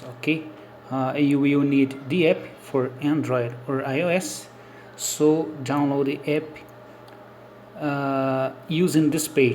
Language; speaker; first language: English; non-native, learner; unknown